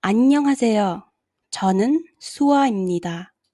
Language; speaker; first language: Korean; non-native, fluent; Mongolian